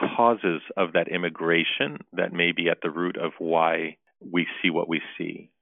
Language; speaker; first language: English; early bilingual, other home language; Turkish